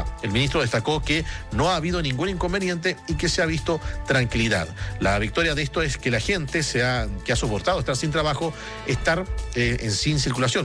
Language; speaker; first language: Spanish; native; Spanish